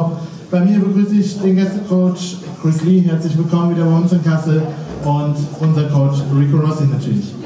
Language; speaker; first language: German; native; German